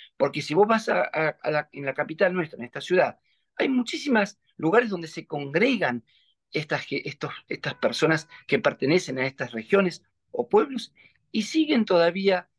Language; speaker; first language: Spanish; native; Spanish